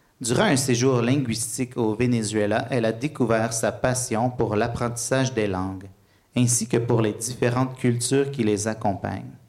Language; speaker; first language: French; native; French